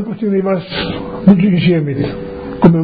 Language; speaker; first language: Italian; non-native, local second language; Friulian